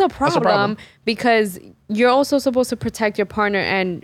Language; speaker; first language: English; native; English